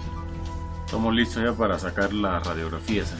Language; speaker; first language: Spanish; native; Spanish